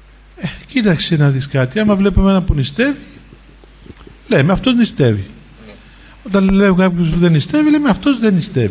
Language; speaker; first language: Greek; native; Greek